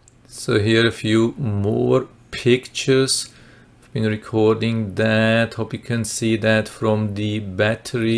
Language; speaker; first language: English; non-native, fluent; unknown